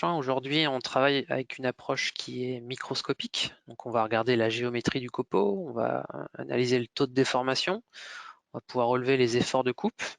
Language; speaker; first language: French; native; French